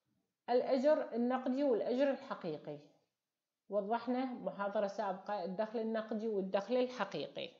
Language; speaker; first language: Arabic; native; Arabic